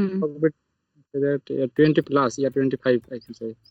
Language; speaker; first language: English; non-native, learner; Santali